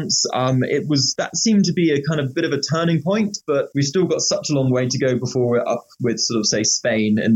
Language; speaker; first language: English; native; English